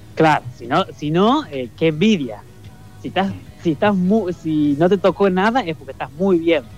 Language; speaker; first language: Spanish; native; Spanish